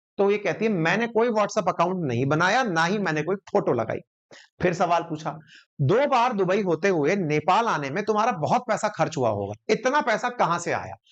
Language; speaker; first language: Hindi; native; Hindi